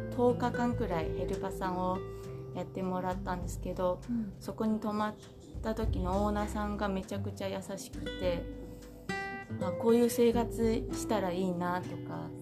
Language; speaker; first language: Japanese; non-native, fluent; Chinese